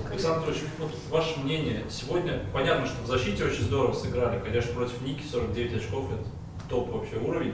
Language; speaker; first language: Russian; native; Russian